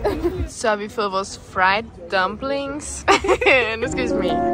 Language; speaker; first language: Danish; native; Danish